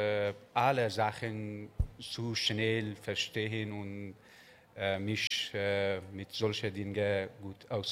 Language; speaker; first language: German; non-native, learner; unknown